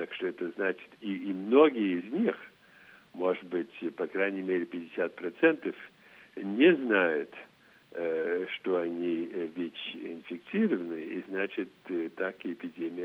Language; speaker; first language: Russian; non-native, fluent; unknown